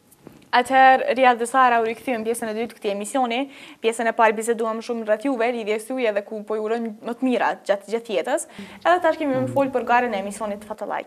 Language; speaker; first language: Albanian; native; Albanian